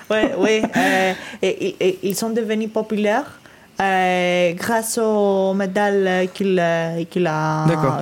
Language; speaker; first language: French; non-native, learner; Greek